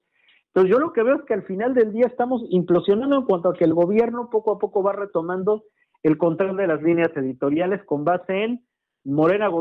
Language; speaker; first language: Spanish; native; Spanish